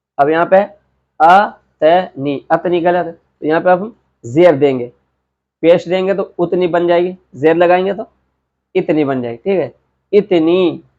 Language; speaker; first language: Hindi; native; Hindi